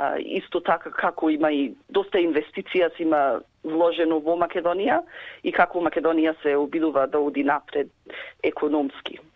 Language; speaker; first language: Macedonian; early bilingual, heritage; Macedonian